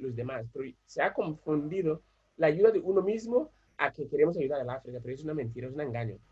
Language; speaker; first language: Spanish; non-native, fluent; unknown